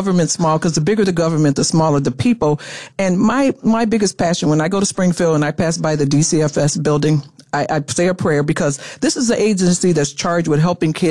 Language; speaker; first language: English; native; English